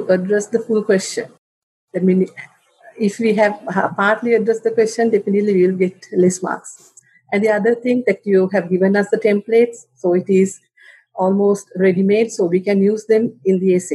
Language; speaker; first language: English; non-native, local second language; Sinhala